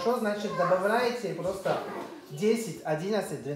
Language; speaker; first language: Russian; non-native, fluent; French